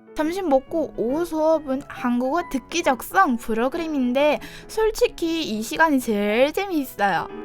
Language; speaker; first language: Korean; early bilingual, other home language; Russian